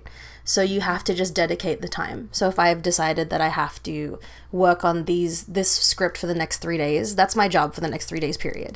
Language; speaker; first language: English; native; English